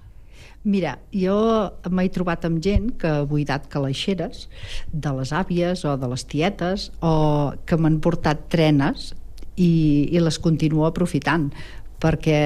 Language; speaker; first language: Catalan; native; Catalan